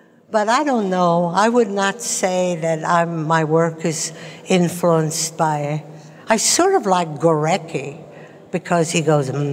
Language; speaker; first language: English; early bilingual, other home language; Latvian